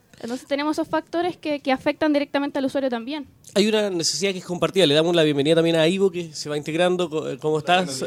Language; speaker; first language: Spanish; native; Spanish